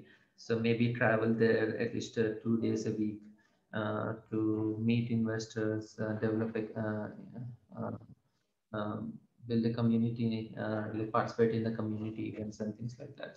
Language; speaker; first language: English; non-native, local second language; Telugu